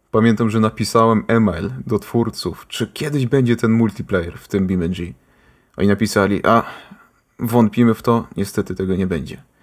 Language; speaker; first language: Polish; early bilingual, heritage; Polish